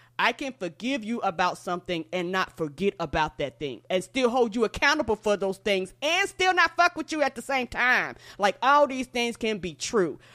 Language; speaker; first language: English; native; English